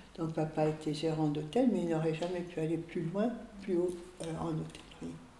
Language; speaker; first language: French; early bilingual, other home language; Hungarian